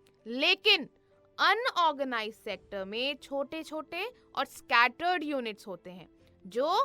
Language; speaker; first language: Hindi; native; Hindi